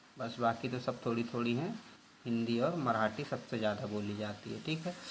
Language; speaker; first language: Hindi; native; Hindi